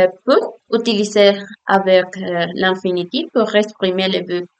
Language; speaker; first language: French; non-native, learner; Spanish